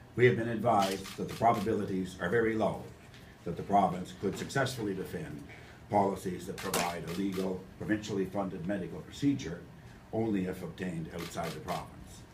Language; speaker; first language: English; native; English